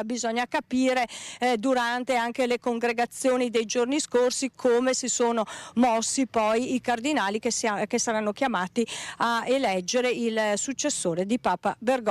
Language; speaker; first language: Italian; native; Italian